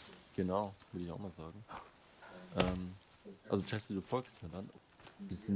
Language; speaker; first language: German; native; German